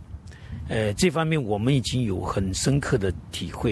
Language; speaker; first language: Chinese; native; Chinese